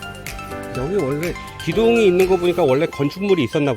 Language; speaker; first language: Korean; native; Korean